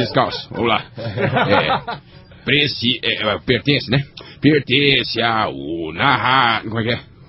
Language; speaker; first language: Portuguese; native; Portuguese